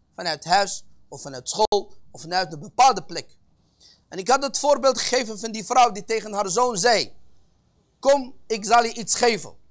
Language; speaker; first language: Dutch; early bilingual, other home language; Arabic